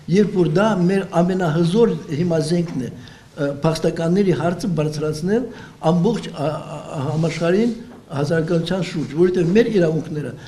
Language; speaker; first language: Armenian; early bilingual, heritage; Armenian